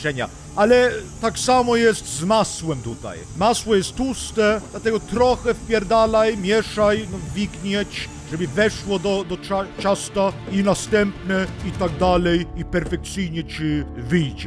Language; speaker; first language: Polish; non-native, learner; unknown